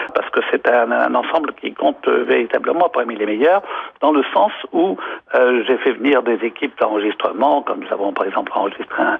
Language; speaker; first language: French; native; French